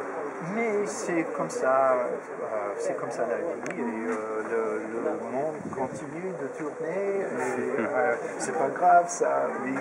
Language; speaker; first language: French; non-native, fluent; English